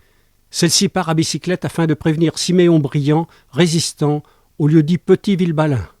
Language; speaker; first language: French; native; French